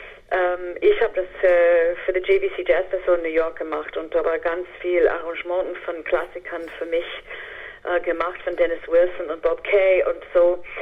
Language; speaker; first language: German; non-native, fluent; English